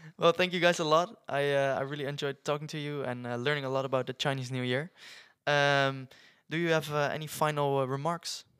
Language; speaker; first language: English; non-native, fluent; Dutch